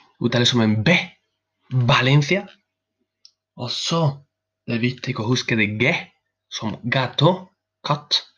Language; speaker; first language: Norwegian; non-native, learner; Spanish